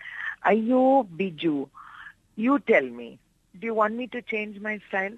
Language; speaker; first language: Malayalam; non-native, local second language; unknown